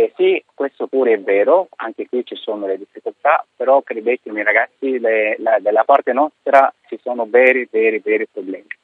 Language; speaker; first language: Italian; non-native, fluent; Arabic